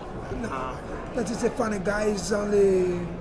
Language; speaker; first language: English; non-native, learner; Spanish